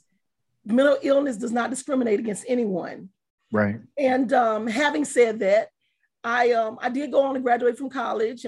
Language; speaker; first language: English; native; English